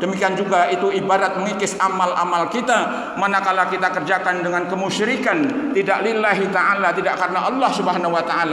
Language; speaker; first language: Indonesian; native; Indonesian